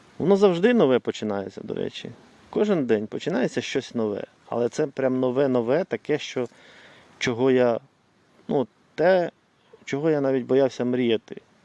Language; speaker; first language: Ukrainian; non-native, local second language; Russian